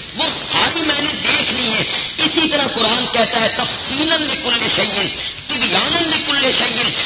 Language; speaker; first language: Urdu; non-native, local second language; Punjabi